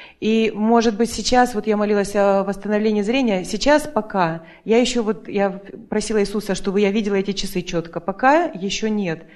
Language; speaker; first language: Russian; native; Russian